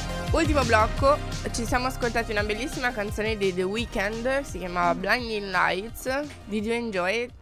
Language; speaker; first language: Italian; native; Italian